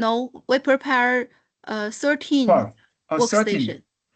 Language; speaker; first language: English; non-native, learner; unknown